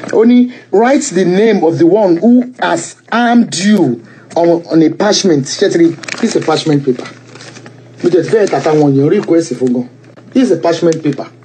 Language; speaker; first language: English; non-native, local second language; Yoruba